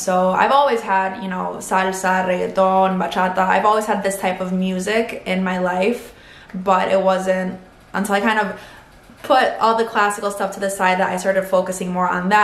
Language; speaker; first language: English; early bilingual, other home language; Spanish